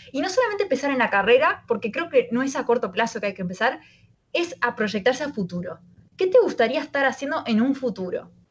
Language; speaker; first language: Spanish; native; Spanish